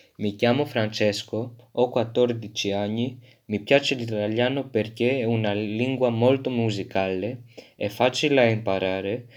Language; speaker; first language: Italian; non-native, learner; French